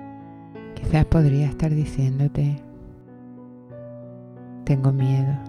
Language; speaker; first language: Spanish; native; Spanish